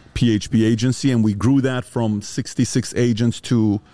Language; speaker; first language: English; early bilingual, other home language; Persian